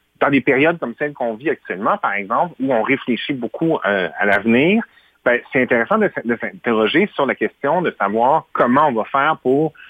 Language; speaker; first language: French; native; French